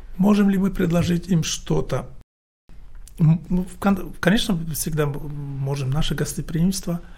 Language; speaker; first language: Russian; non-native, local second language; Tajik